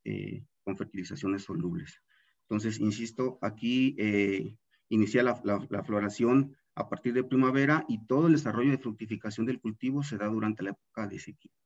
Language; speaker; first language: Spanish; native; Spanish